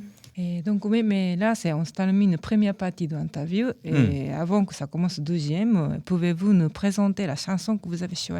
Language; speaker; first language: French; non-native, learner; Japanese